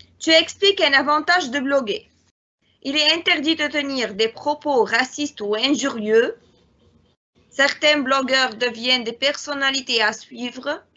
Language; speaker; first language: French; non-native, fluent; Arabic